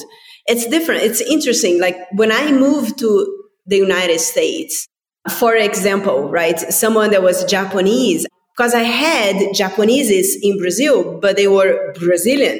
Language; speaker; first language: English; non-native, fluent; Portuguese